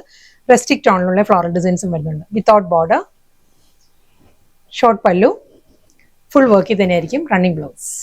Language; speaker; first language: Malayalam; native; Malayalam